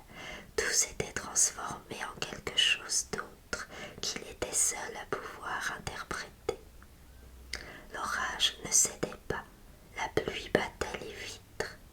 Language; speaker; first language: French; native; French